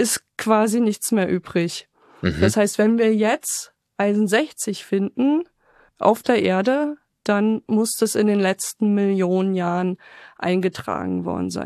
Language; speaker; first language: German; native; German